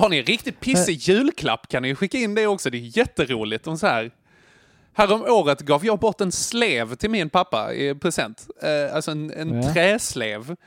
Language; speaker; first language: Swedish; native; Swedish